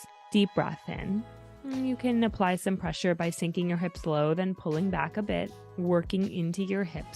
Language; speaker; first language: English; native; English